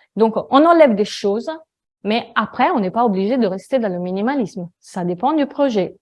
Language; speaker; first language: French; non-native, fluent; Italian